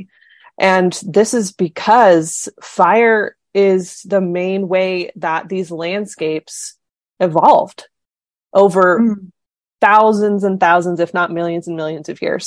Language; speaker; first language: English; native; English